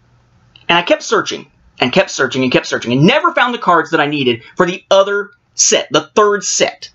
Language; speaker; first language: English; native; English